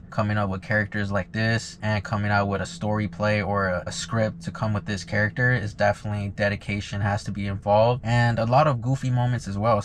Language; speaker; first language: English; native; English